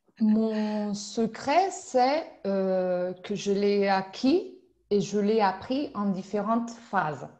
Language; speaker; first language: French; non-native, fluent; Spanish